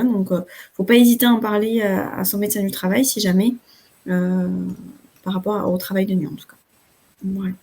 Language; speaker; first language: French; native; French